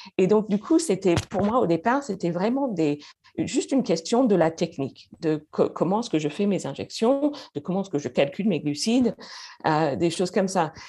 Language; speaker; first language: French; non-native, fluent; English